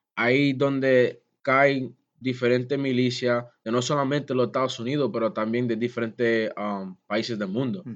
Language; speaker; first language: Spanish; early bilingual, heritage; Spanish